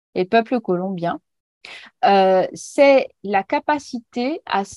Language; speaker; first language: French; native; French